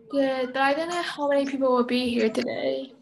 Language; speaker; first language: English; non-native, fluent; Chinese